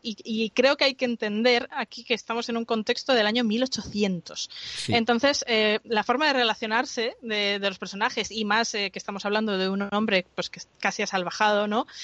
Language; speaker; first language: Spanish; native; Spanish